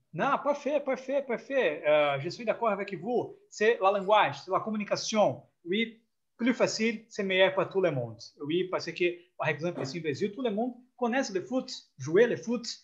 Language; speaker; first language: French; non-native, fluent; Portuguese